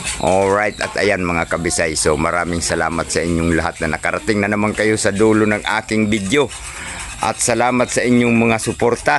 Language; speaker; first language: Filipino; non-native, local second language; Cebuano